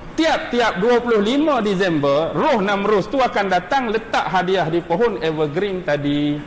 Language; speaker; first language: Malay; native; Malay